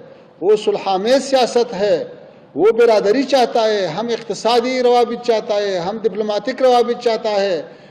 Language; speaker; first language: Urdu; non-native, fluent; Pashto